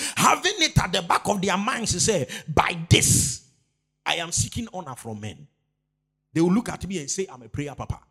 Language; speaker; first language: English; non-native, local second language; Akan